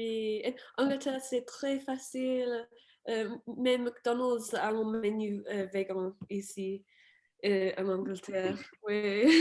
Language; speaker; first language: French; non-native, fluent; English